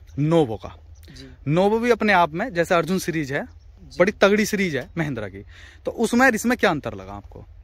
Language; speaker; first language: Hindi; native; Hindi